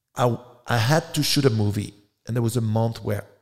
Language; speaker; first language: English; non-native, fluent; French